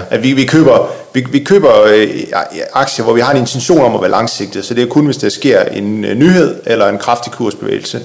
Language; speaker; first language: Danish; native; Danish